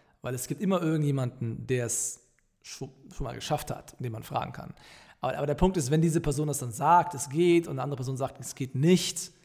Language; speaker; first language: German; native; German